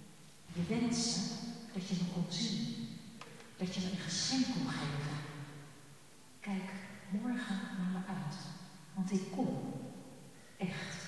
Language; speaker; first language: Dutch; native; Dutch